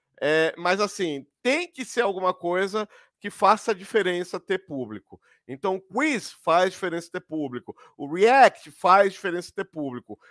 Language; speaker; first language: Portuguese; native; Portuguese